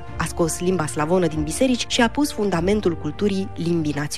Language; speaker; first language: Romanian; native; Romanian